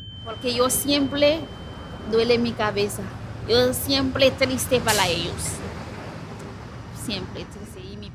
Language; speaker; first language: Spanish; non-native, learner; Haitian Creole